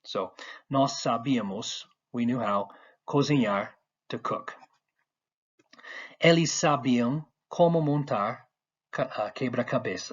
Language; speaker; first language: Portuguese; non-native, fluent; English